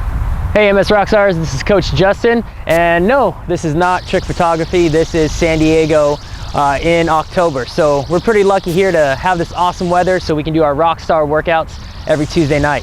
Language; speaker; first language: English; native; English